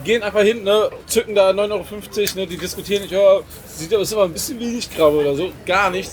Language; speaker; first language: German; native; German